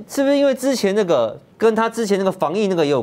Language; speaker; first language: Chinese; native; Chinese